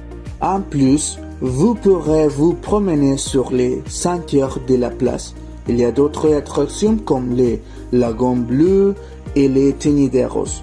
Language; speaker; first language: French; non-native, learner; Spanish